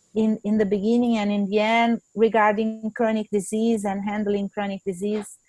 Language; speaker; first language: English; non-native, fluent; Portuguese